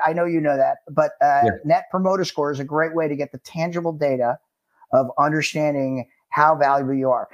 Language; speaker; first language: English; native; English